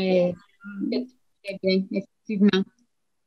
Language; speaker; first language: French; native; French